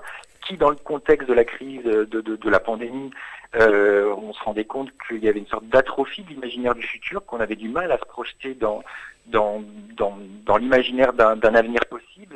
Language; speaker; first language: French; native; French